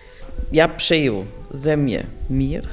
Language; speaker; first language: Czech; non-native, learner; German